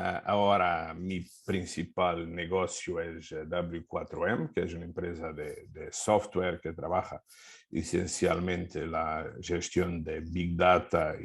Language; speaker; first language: Spanish; non-native, fluent; Portuguese